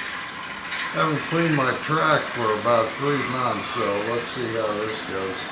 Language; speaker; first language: English; native; English